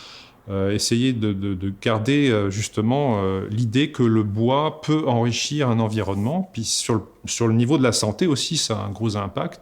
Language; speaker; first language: French; native; French